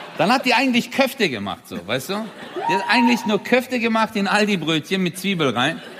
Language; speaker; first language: German; early bilingual, other home language; Turkish